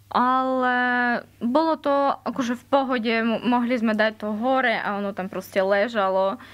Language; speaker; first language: Slovak; non-native, fluent; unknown